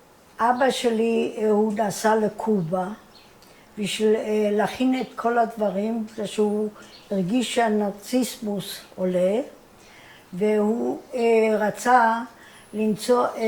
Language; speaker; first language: Hebrew; non-native, fluent; German